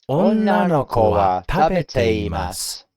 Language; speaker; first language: Japanese; non-native, learner; English